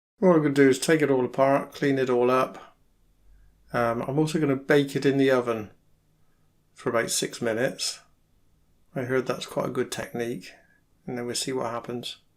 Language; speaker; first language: English; native; English